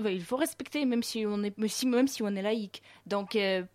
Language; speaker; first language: French; non-native, fluent; Russian